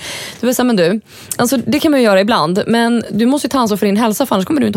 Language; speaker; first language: Swedish; native; Swedish